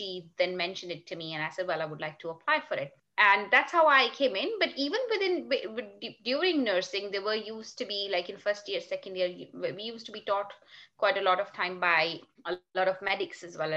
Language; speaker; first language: English; non-native, local second language; Urdu